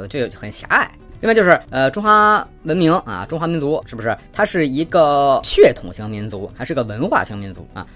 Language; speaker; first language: Chinese; native; Chinese